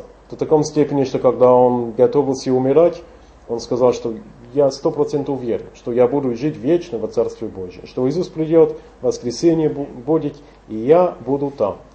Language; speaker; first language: Russian; non-native, fluent; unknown